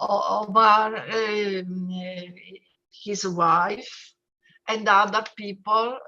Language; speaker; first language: English; non-native, fluent; Italian